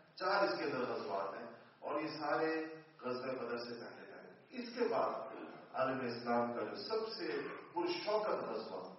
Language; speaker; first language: Urdu; non-native, local second language; Pashto